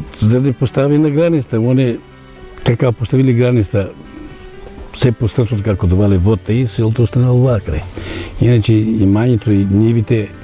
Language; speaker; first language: Macedonian; non-native, local second language; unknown